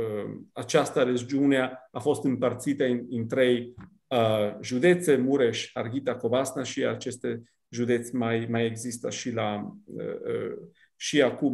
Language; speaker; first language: Romanian; non-native, fluent; Italian